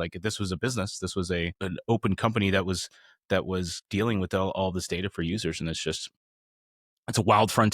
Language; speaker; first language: English; native; English